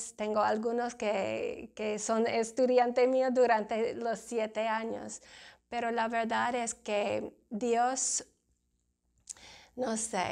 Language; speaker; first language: Spanish; non-native, fluent; English